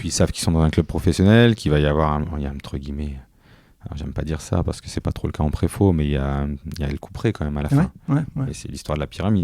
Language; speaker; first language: French; native; French